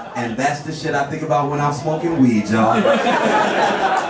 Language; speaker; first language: English; native; English